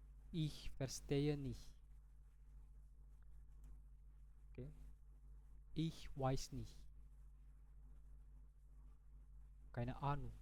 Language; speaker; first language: German; non-native, fluent; Indonesian